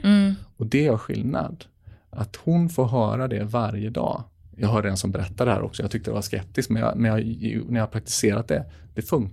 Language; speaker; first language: Swedish; native; Swedish